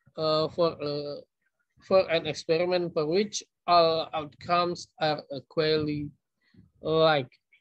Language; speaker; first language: English; non-native, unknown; Indonesian